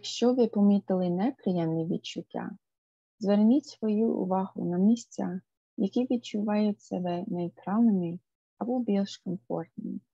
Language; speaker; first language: Ukrainian; non-native, fluent; English